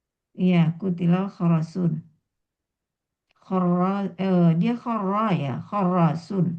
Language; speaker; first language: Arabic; non-native, learner; Indonesian